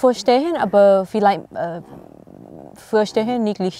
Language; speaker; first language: German; non-native, learner; Thai